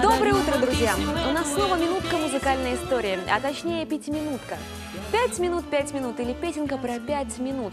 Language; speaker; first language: Russian; native; Russian